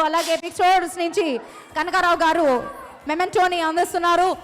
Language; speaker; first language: Telugu; native; Telugu